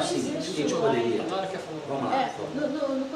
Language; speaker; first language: Portuguese; native; Portuguese